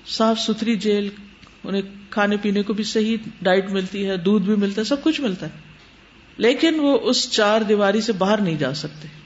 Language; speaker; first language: Urdu; native; Urdu